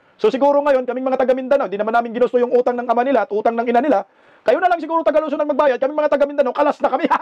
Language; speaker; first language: Filipino; non-native, local second language; Cebuano